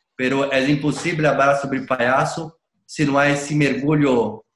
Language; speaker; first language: Spanish; non-native, learner; Portuguese